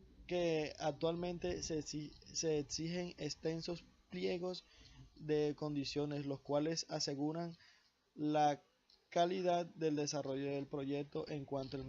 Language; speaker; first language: Spanish; native; Spanish